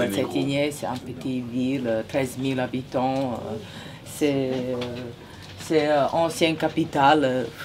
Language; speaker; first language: French; non-native, fluent; Serbian